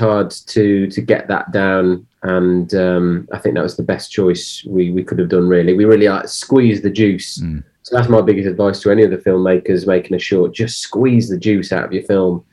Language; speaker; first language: English; native; English